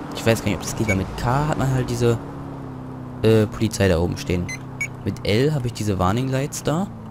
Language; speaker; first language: German; native; German